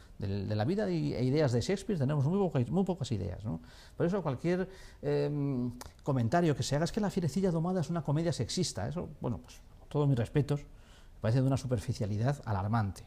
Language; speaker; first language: Spanish; native; Spanish